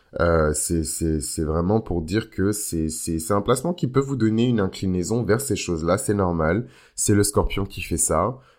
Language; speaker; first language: French; native; French